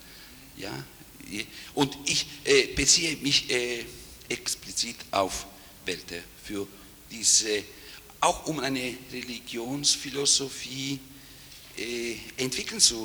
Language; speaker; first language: German; non-native, fluent; Italian